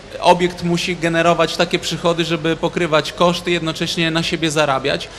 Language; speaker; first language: Polish; native; Polish